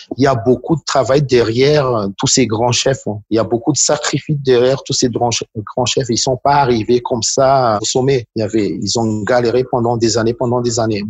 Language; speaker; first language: French; non-native, local second language; Malagasy